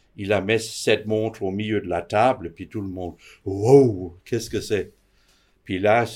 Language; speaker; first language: French; non-native, fluent; Danish